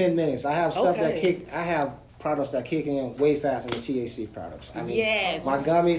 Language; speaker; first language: English; native; English